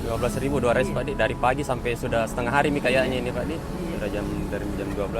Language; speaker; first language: Indonesian; native; Indonesian